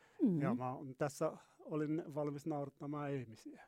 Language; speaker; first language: Finnish; non-native, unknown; Arabic